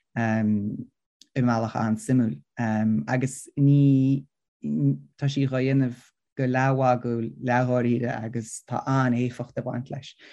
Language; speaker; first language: Irish; non-native, local second language; English